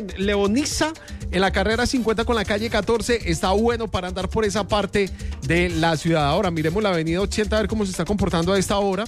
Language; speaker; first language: Spanish; native; Spanish